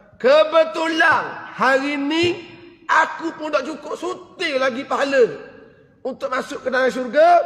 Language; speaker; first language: Malay; native; Malay